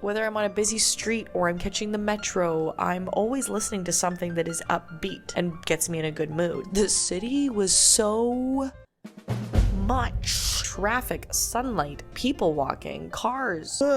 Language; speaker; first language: English; native; English